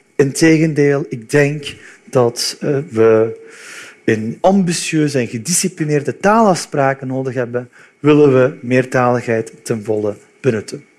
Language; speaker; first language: Dutch; early bilingual, other home language; Turkish